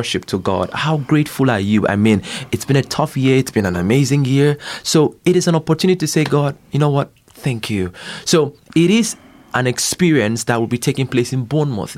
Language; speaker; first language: English; non-native, local second language; Ibibio